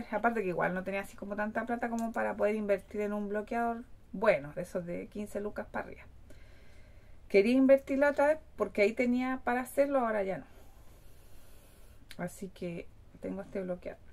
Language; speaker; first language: Spanish; native; Spanish